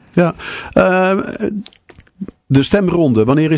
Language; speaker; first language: Dutch; native; Dutch